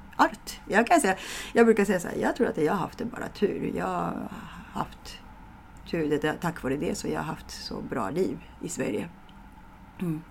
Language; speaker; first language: Swedish; non-native, fluent; Japanese